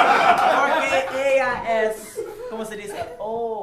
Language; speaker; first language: Spanish; non-native, learner; English